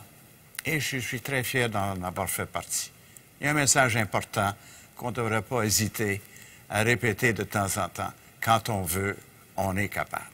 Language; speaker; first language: French; native; French